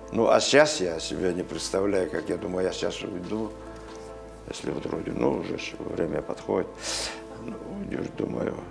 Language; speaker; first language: Russian; non-native, local second language; Karachay-Balkar